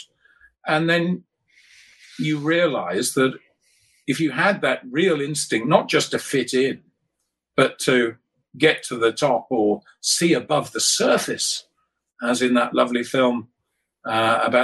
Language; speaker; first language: English; native; English